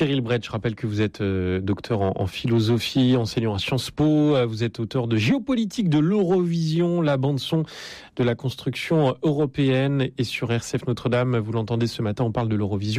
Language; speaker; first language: French; native; French